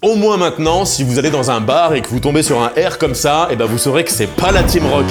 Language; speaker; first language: French; native; French